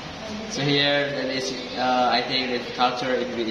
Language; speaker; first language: English; non-native, learner; Indonesian